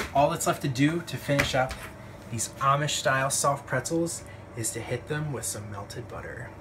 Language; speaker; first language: English; native; English